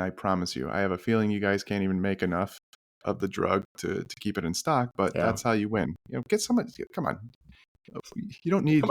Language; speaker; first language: English; native; English